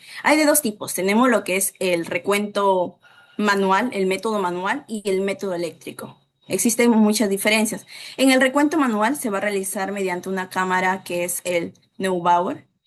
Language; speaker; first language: Spanish; native; Spanish